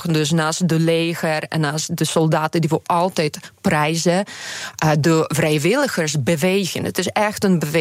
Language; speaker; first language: Dutch; non-native, fluent; Ukrainian